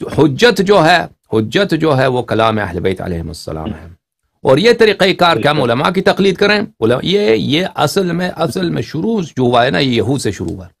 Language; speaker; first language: Urdu; native; Urdu